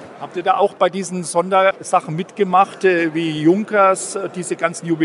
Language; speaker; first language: German; native; German